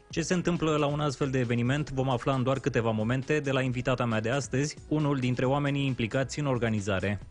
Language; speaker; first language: Romanian; native; Romanian